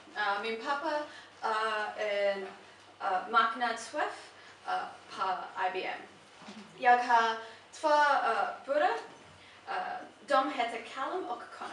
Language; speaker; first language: Swedish; non-native, learner; English